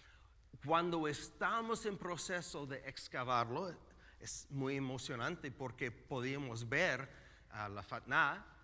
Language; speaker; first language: Spanish; non-native, fluent; English